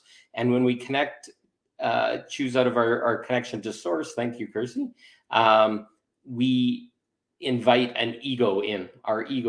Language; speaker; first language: English; native; English